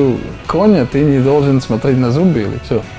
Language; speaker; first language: Russian; non-native, learner; Slovak